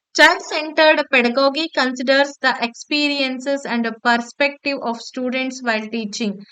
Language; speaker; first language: English; non-native, local second language; Kannada